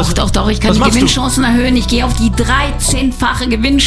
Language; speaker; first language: German; native; German